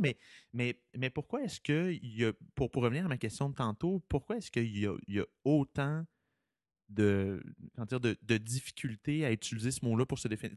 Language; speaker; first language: French; native; French